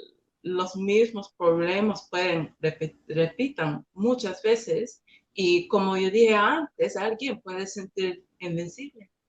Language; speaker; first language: Spanish; non-native, learner; English